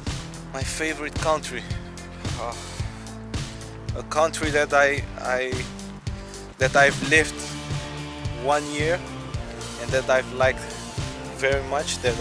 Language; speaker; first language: English; non-native, learner; Portuguese